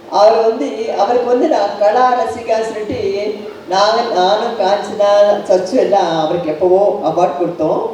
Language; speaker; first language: Tamil; non-native, local second language; Telugu